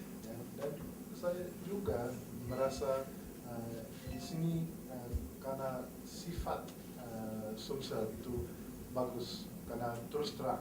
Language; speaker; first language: Indonesian; non-native, fluent; English